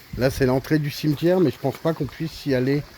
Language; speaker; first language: French; native; French